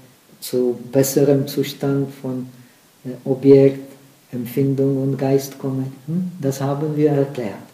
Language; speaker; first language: German; non-native, fluent; Czech